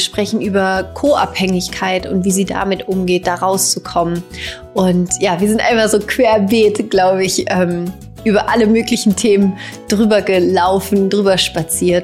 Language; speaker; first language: German; native; German